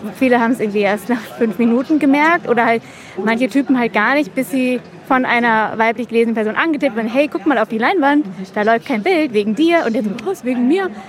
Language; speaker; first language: German; native; German